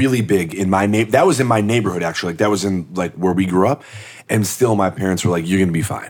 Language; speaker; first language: English; native; English